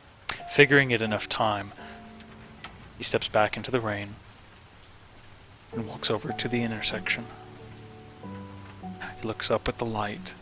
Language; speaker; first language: English; native; English